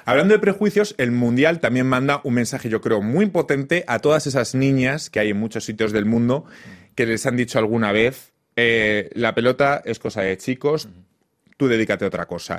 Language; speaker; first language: Spanish; native; Spanish